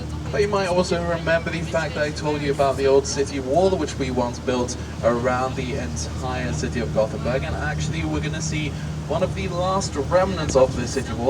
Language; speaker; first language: English; non-native, fluent; Swedish